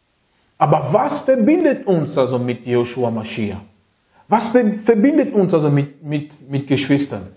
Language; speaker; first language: German; non-native, fluent; French